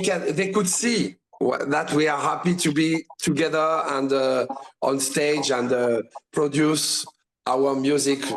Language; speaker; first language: English; non-native, learner; French